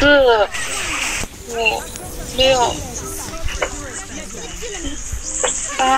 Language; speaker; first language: Chinese; native; Chinese